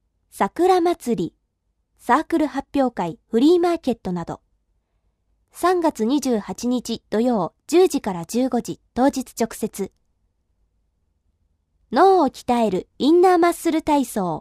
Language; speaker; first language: Japanese; native; Japanese